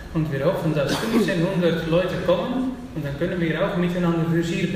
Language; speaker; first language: German; non-native, learner; Dutch